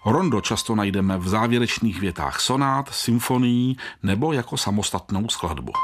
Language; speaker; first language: Czech; native; Czech